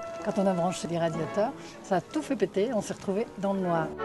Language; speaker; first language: French; native; French